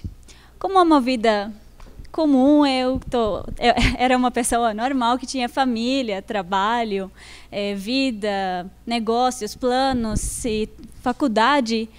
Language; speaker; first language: Portuguese; non-native, fluent; Arabic